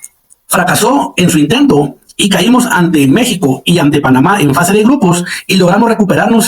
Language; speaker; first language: Spanish; native; Spanish